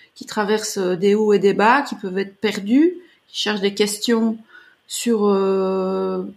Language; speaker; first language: French; native; French